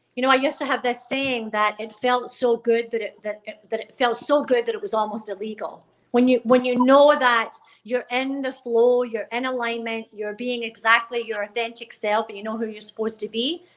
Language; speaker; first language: English; native; English